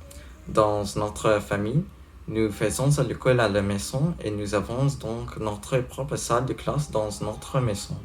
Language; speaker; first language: French; non-native, learner; English